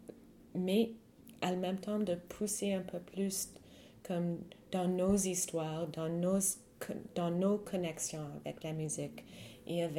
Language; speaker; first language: French; non-native, fluent; English